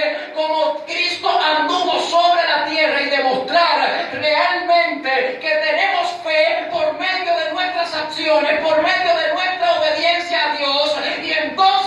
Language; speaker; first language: Spanish; native; Spanish